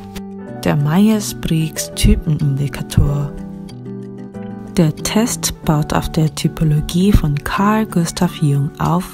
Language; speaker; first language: German; non-native, fluent; Korean